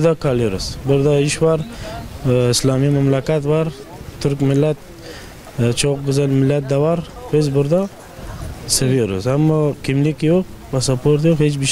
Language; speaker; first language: Turkish; non-native, learner; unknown